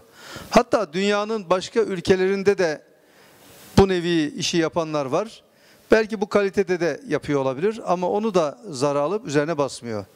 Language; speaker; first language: Turkish; native; Turkish